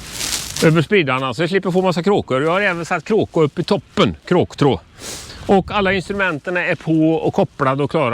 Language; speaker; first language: Swedish; native; Swedish